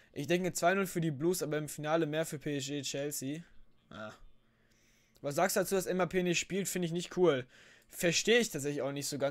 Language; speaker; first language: German; native; German